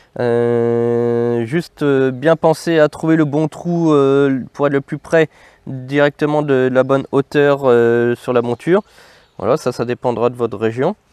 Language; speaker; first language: French; native; French